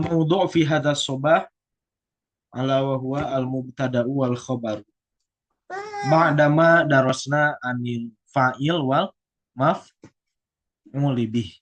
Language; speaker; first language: Arabic; non-native, fluent; Indonesian